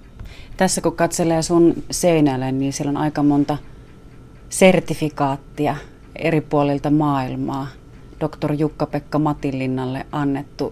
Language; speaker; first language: Finnish; native; Finnish